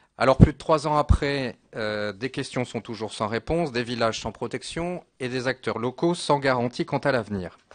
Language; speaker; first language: French; native; French